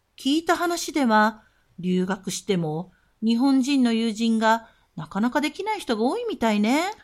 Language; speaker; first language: Japanese; native; Japanese